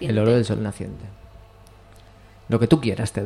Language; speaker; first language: Spanish; native; Spanish